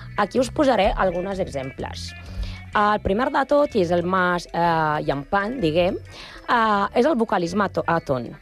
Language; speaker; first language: Catalan; non-native, learner; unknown